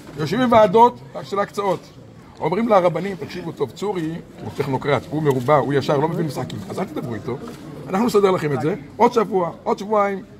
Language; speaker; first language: Hebrew; native; Hebrew